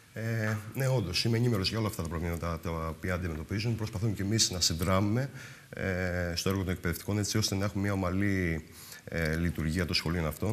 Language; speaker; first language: Greek; native; Greek